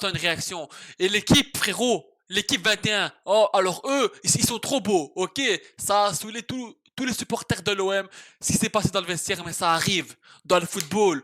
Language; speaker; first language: French; native; French